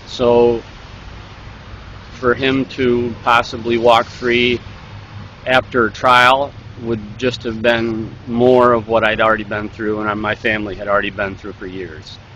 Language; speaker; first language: English; native; English